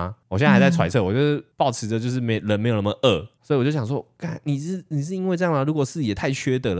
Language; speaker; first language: Chinese; native; Chinese